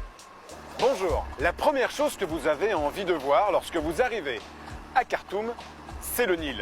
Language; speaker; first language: French; native; French